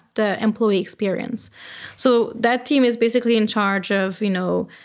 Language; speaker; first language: English; non-native, fluent; French